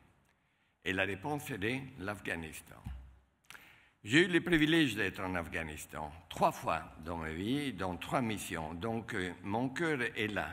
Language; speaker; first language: French; non-native, fluent; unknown